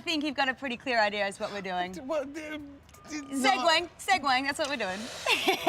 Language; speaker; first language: English; native; English